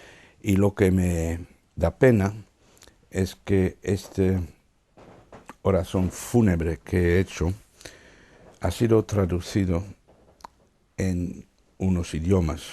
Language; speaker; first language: Spanish; non-native, fluent; Dutch